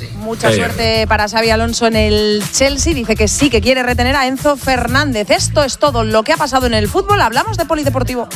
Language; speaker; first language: Spanish; native; Spanish